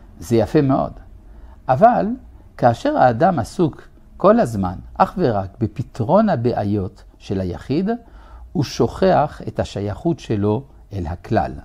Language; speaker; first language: Hebrew; native; Hebrew